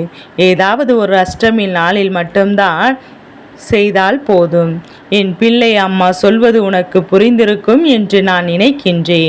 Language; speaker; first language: Tamil; native; Tamil